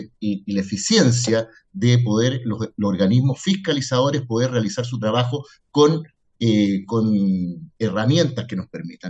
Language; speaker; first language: Spanish; native; Spanish